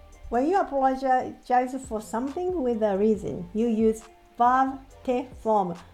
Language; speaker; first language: English; non-native, fluent; Japanese